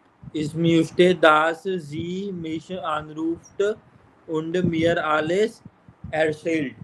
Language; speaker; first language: German; non-native, fluent; Hindi